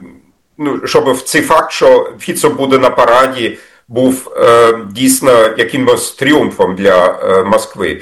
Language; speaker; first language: Ukrainian; non-native, fluent; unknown